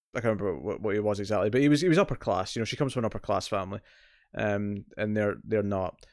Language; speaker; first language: English; native; English